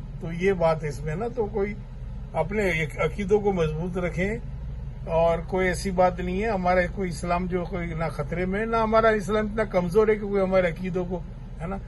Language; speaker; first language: Urdu; native; Urdu